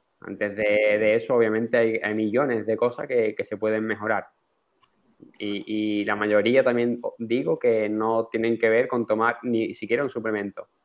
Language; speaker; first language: Spanish; native; Spanish